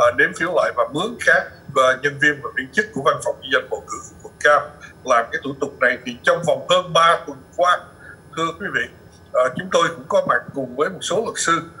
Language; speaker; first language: Vietnamese; early bilingual, other home language; English